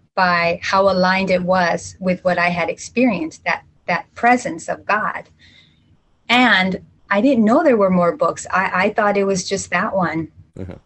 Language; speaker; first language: English; early bilingual, other home language; Spanish